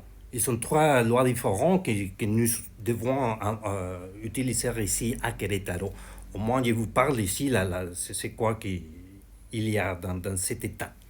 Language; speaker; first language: French; non-native, learner; Spanish